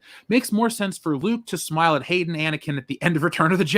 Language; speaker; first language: English; native; English